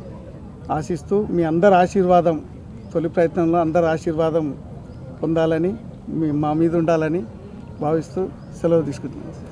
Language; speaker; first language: Telugu; native; Telugu